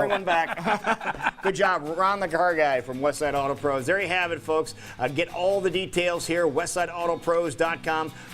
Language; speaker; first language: English; native; English